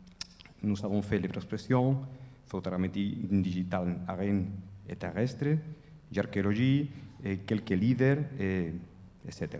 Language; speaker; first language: French; non-native, fluent; Spanish